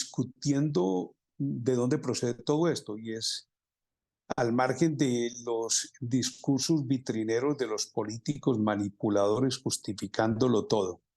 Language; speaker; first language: Spanish; native; Spanish